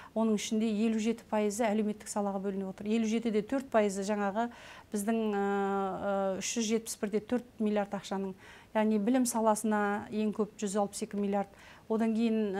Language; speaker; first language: Kazakh; native; Kazakh